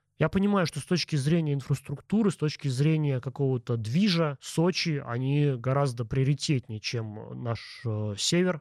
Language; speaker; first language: Russian; native; Russian